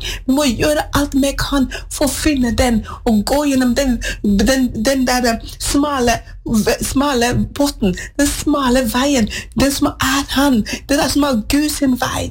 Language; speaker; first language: Swedish; non-native, learner; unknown